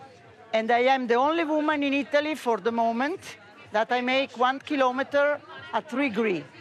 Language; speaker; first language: English; non-native, learner; Italian